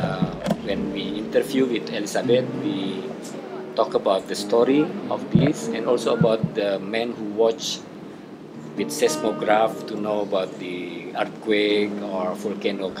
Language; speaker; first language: English; non-native, fluent; Indonesian